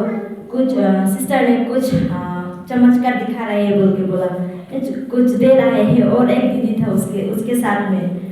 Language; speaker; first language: Hindi; non-native, local second language; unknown